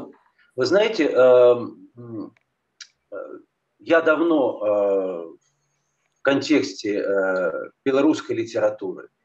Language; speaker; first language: Russian; native; Russian